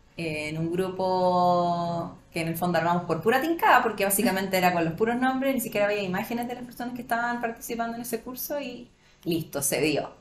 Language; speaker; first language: Spanish; native; Spanish